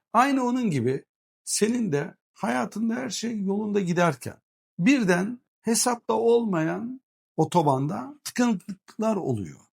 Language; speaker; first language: Turkish; early bilingual, heritage; Turkish